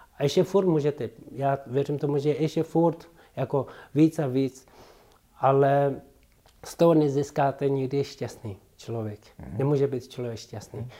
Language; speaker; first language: Czech; non-native, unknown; Tibetan